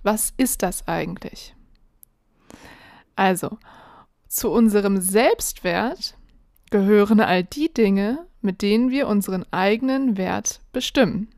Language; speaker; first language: German; native; German